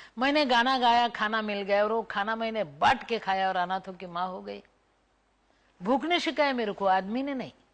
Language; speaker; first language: Hindi; non-native, local second language; Marathi